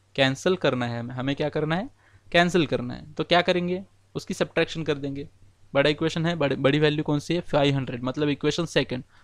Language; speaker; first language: Hindi; non-native, local second language; Marathi